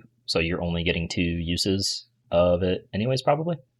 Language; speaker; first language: English; native; English